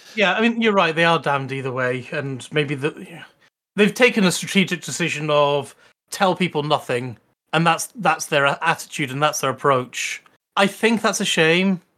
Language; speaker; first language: English; native; English